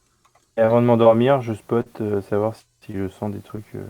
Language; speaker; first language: French; native; French